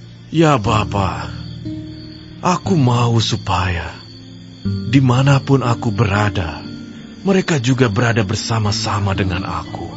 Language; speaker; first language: Indonesian; native; Indonesian